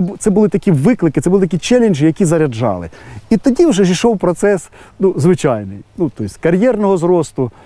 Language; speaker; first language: Ukrainian; native; Ukrainian